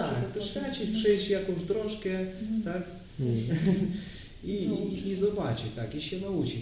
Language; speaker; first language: Polish; non-native, learner; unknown